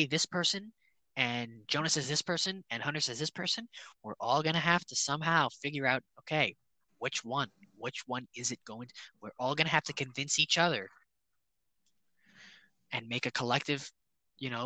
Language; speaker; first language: English; native; English